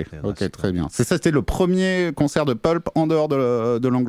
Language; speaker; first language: French; native; French